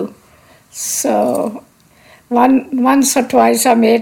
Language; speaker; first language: English; non-native, local second language; Punjabi